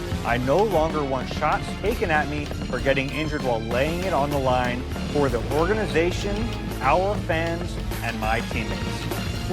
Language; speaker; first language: English; native; English